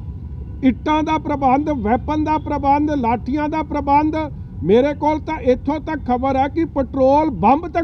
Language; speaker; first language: Hindi; non-native, local second language; Punjabi